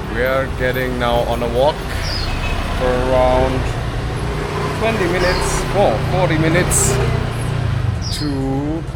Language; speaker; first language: English; non-native, fluent; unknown